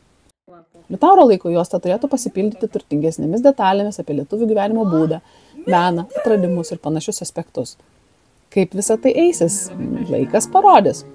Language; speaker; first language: Lithuanian; native; Lithuanian